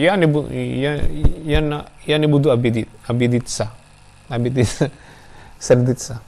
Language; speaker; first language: Russian; non-native, learner; Javanese